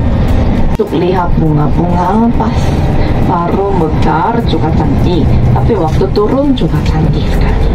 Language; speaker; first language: Indonesian; non-native, fluent; Korean